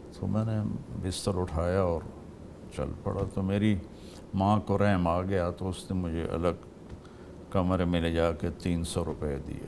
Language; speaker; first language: Urdu; non-native, local second language; Punjabi